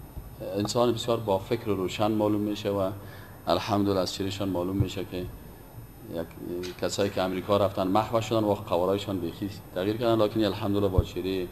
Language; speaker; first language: Persian; native; Persian